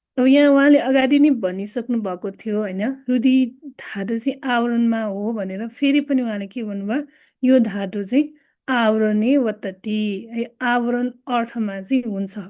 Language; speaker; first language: Nepali; non-native, local second language; Newari